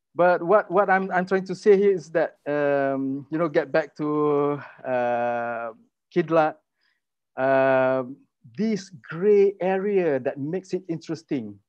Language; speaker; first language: English; non-native, local second language; Malay